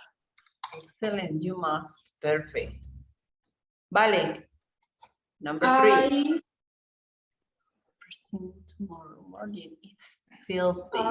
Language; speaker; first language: English; non-native, fluent; Spanish